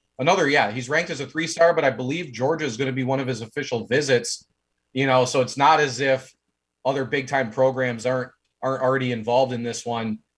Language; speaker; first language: English; native; English